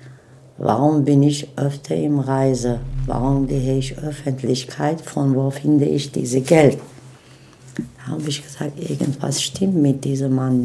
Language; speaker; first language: German; non-native, fluent; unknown